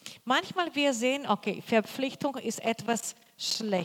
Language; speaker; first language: German; non-native, learner; Portuguese